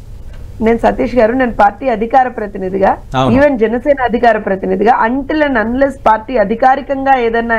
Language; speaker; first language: Telugu; native; Telugu